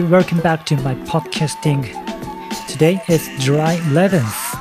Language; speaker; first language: English; non-native, learner; Japanese